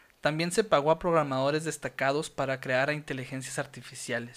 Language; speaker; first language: Spanish; native; Spanish